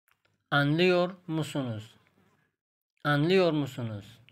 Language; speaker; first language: Turkish; non-native, fluent; Persian